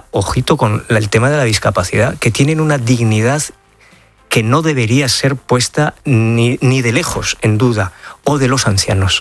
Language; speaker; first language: Spanish; native; Spanish